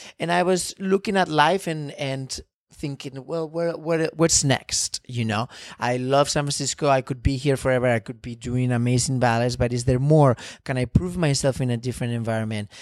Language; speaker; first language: English; non-native, fluent; Spanish